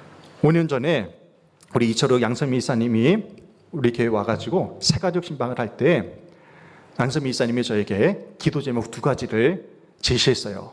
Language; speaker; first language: Korean; native; Korean